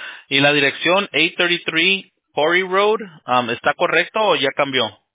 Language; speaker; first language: Spanish; early bilingual, heritage; Spanish